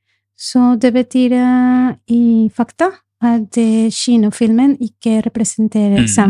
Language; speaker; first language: Norwegian; non-native, fluent; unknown